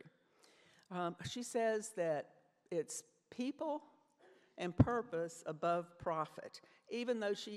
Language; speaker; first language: English; native; English